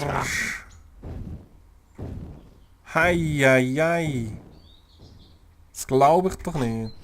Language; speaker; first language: German; native; German